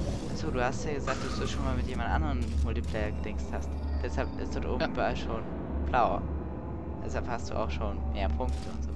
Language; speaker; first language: German; native; German